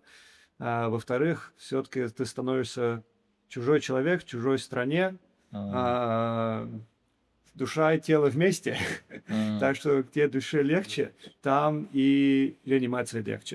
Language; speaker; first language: Russian; early bilingual, heritage; English